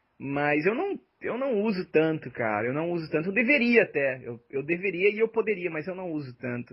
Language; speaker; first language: Portuguese; native; Portuguese